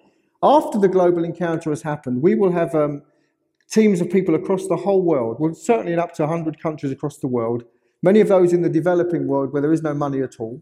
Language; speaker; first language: English; native; English